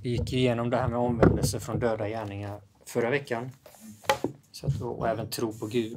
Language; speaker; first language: Swedish; native; Swedish